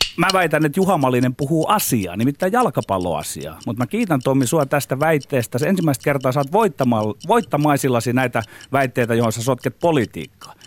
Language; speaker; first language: Finnish; native; Finnish